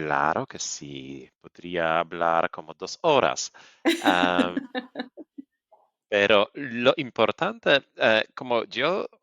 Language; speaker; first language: Spanish; non-native, fluent; Polish